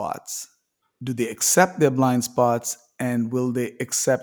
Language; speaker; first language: English; non-native, local second language; Tamil